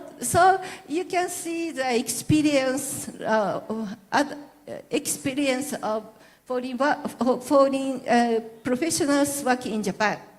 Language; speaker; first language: English; non-native, learner; Japanese